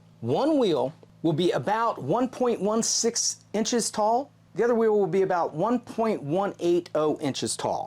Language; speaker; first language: English; native; English